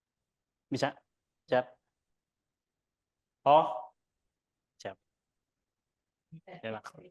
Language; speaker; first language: Indonesian; native; Indonesian